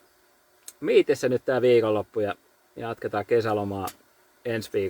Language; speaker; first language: Finnish; native; Finnish